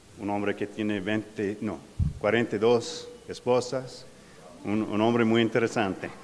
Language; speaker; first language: Spanish; non-native, learner; English